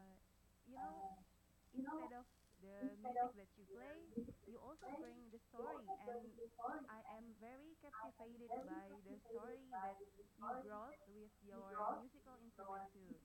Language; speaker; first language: English; non-native, fluent; Indonesian